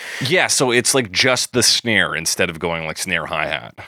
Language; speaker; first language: English; native; English